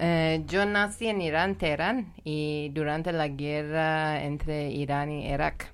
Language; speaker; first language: Spanish; non-native, learner; Persian